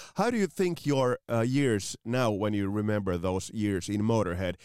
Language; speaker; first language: English; non-native, fluent; Finnish